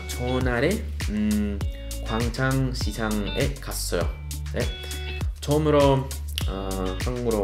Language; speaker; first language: Korean; non-native, learner; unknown